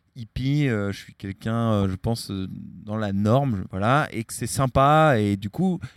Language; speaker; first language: French; native; French